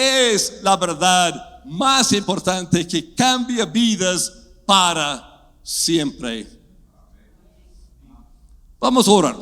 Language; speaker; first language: Spanish; non-native, fluent; English